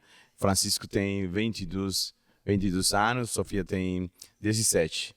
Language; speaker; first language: Portuguese; non-native, learner; Spanish